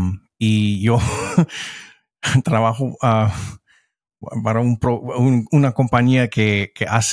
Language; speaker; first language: Spanish; non-native, fluent; English